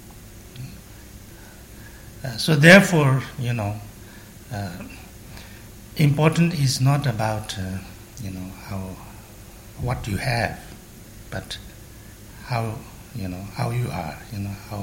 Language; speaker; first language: English; non-native, fluent; Chinese